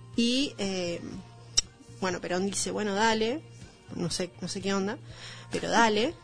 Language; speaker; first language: Spanish; native; Spanish